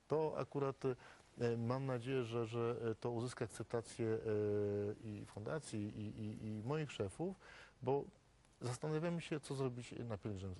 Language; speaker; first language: Polish; native; Polish